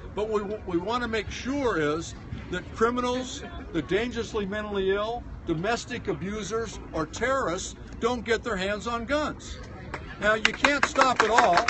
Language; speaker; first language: English; native; English